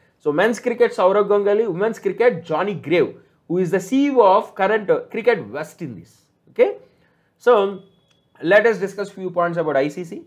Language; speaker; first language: English; non-native, local second language; Telugu